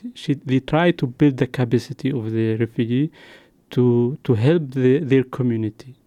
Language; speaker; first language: English; non-native, learner; Arabic